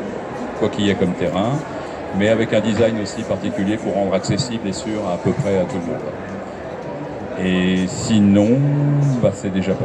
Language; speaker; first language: French; native; French